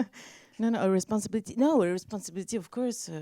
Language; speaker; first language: English; non-native, learner; French